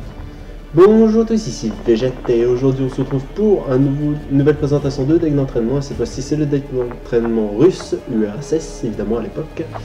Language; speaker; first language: French; native; French